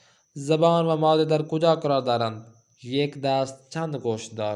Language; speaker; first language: Persian; non-native, fluent; Urdu